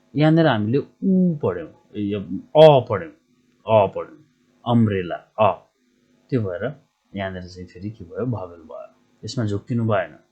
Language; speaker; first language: Nepali; native; Nepali